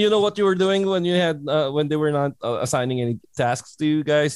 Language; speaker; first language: English; non-native, local second language; Filipino